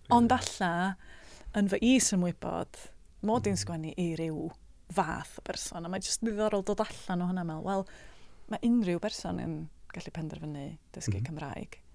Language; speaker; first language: Welsh; native; Welsh